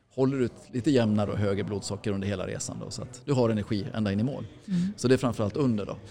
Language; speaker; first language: Swedish; native; Swedish